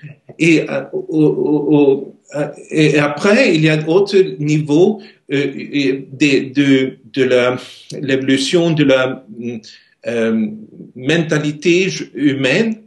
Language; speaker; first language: French; non-native, learner; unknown